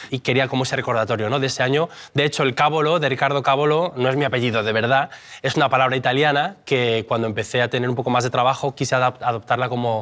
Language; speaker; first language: Spanish; native; Spanish